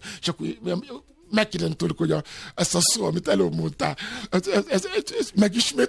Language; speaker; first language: Hungarian; non-native, learner; Yoruba